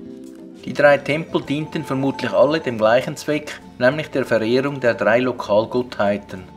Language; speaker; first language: German; native; German